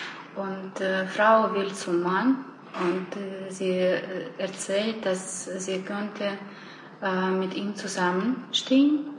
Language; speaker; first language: German; non-native, learner; Russian